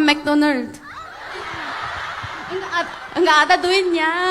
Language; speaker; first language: Indonesian; non-native, learner; Korean